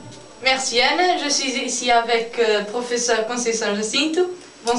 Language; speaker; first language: French; non-native, learner; Portuguese